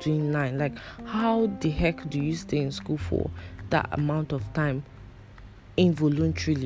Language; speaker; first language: English; non-native, local second language; Igbo